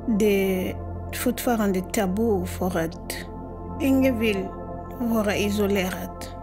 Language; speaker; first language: Swedish; non-native, fluent; Lingala